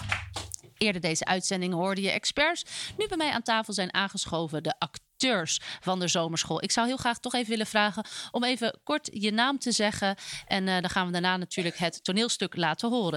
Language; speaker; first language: Dutch; native; Dutch